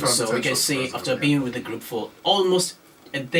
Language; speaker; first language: English; native; English